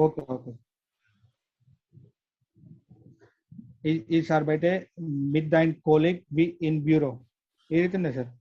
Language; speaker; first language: German; non-native, learner; Gujarati